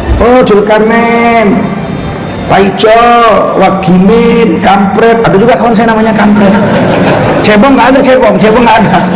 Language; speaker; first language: Indonesian; native; Indonesian